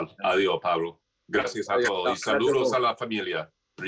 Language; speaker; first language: Spanish; non-native, learner; English